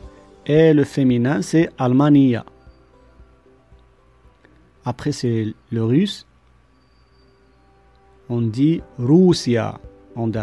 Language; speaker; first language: French; non-native, local second language; Arabic